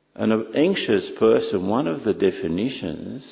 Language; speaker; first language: English; native; English